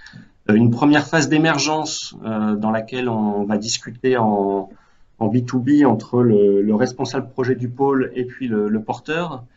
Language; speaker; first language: French; native; French